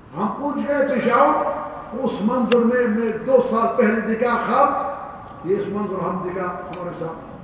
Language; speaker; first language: Urdu; non-native, learner; Arabic